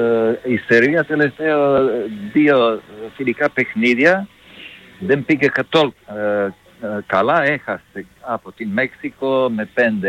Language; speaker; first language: Greek; non-native, fluent; Serbian